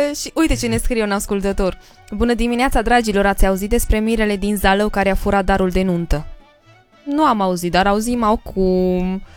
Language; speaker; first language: Romanian; early bilingual, heritage; Romanian